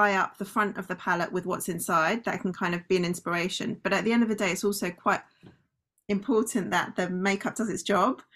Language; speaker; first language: English; native; English